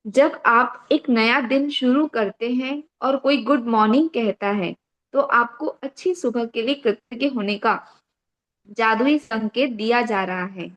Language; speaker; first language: Hindi; native; Hindi